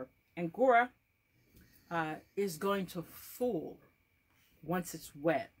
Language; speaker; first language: English; native; English